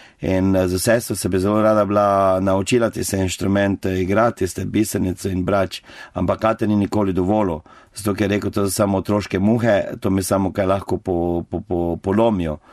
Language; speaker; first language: Slovenian; native; Slovenian